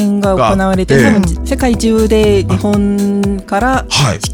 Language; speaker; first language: Japanese; non-native, fluent; Korean